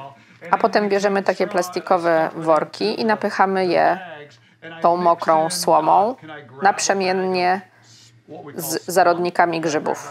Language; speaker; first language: Polish; native; Polish